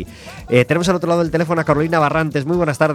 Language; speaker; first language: Spanish; native; Spanish